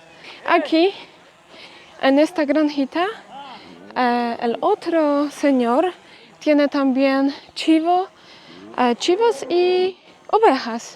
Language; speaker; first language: Spanish; non-native, fluent; Polish